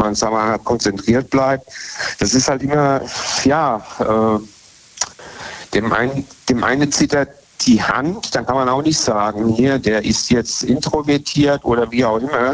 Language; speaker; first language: German; native; German